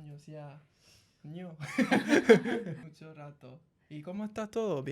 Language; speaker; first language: Spanish; early bilingual, heritage; English